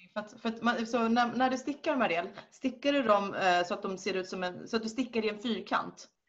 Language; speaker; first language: Swedish; native; Swedish